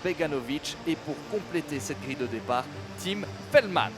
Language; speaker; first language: French; native; French